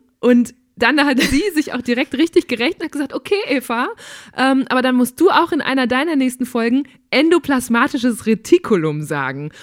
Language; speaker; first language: German; native; German